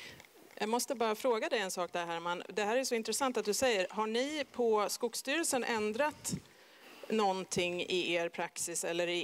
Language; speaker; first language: Swedish; native; Swedish